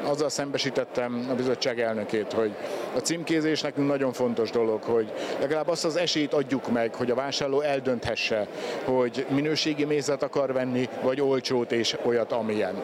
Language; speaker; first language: Hungarian; native; Hungarian